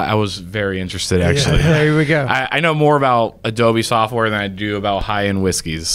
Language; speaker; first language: English; native; English